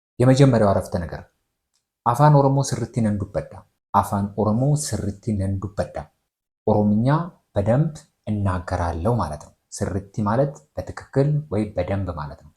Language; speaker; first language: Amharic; non-native, local second language; Oromo